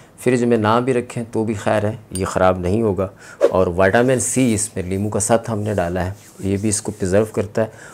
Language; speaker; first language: Urdu; non-native, local second language; Punjabi